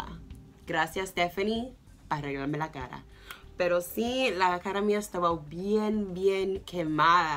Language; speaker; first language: Spanish; early bilingual, heritage; English